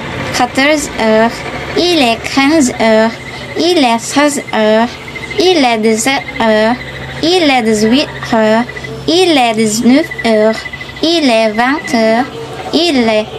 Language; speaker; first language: French; non-native, learner; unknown